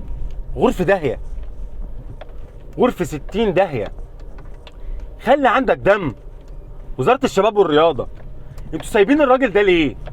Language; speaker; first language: Arabic; native; Arabic